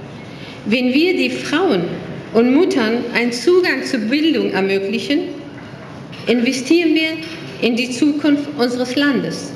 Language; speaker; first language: German; non-native, fluent; Persian